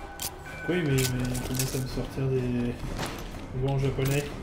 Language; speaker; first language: French; native; French